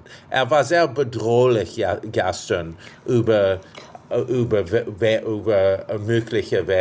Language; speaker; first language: German; non-native, fluent; English